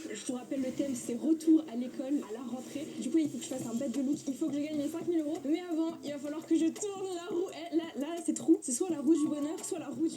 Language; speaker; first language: French; native; French